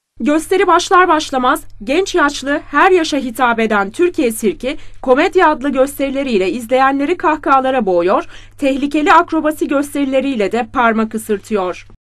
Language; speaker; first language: Turkish; native; Turkish